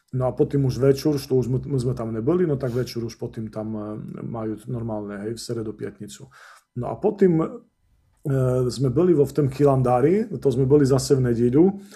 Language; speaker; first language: Slovak; non-native, local second language; Rusyn